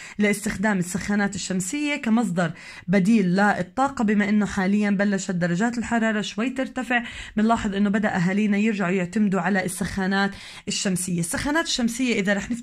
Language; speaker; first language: Arabic; native; Arabic